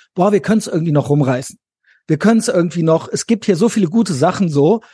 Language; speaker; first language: German; native; German